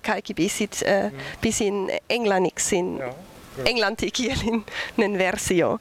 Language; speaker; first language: Finnish; non-native, learner; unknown